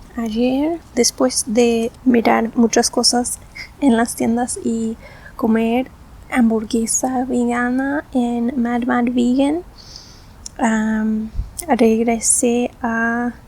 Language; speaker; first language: Spanish; non-native, fluent; English